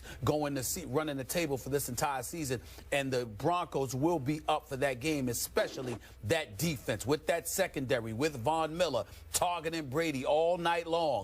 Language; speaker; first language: English; native; English